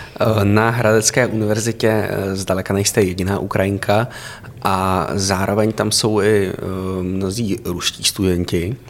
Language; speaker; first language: Czech; native; Czech